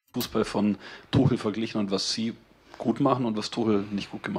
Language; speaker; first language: German; native; German